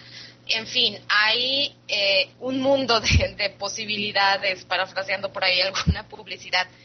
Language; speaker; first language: Spanish; native; Spanish